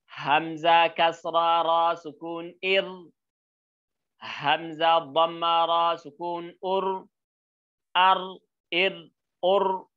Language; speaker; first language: Arabic; non-native, learner; Oromo